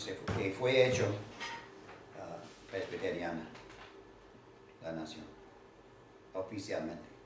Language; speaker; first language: Spanish; non-native, fluent; English